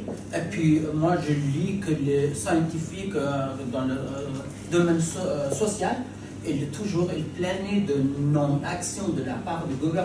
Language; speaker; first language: French; non-native, fluent; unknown